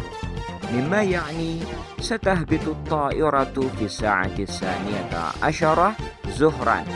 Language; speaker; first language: Arabic; non-native, fluent; Indonesian